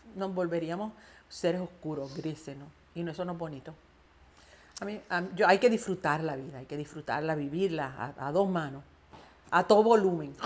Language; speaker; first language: Spanish; native; Spanish